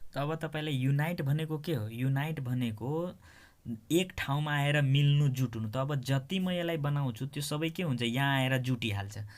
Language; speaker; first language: Nepali; non-native, local second language; Maithili